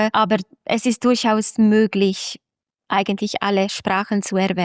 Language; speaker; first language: German; non-native, fluent; Hungarian